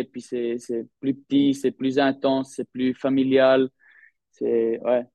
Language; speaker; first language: French; non-native, local second language; German